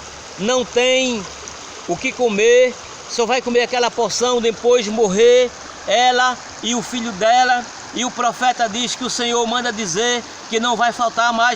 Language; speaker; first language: Portuguese; native; Portuguese